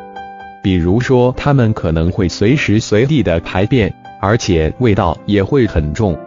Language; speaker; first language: Chinese; native; Chinese